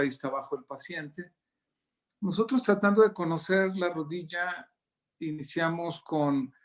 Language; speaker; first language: Spanish; native; Spanish